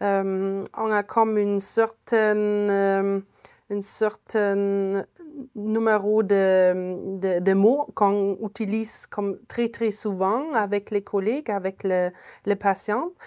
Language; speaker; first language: French; non-native, fluent; German